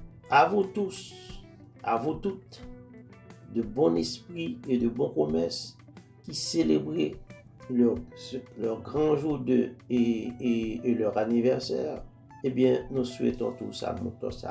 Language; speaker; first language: French; non-native, local second language; Haitian Creole